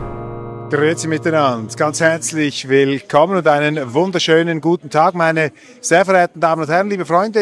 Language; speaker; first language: German; native; German